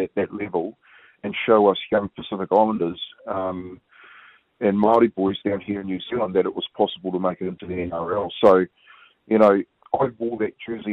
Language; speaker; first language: English; native; English